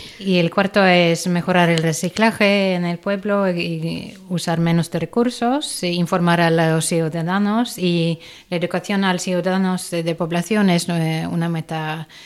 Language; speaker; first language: Spanish; non-native, fluent; Swedish